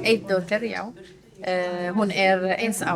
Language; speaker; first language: Icelandic; non-native, learner; Arabic